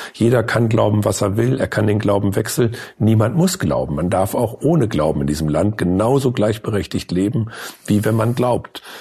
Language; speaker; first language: German; native; German